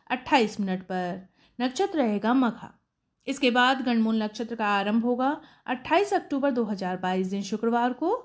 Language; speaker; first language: Hindi; native; Hindi